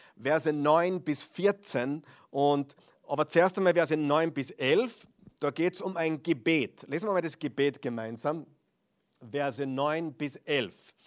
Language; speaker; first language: German; non-native, fluent; English